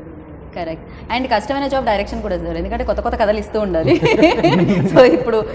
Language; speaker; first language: Telugu; native; Telugu